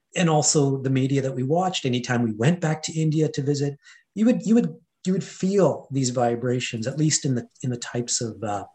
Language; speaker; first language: English; non-native, fluent; Hindi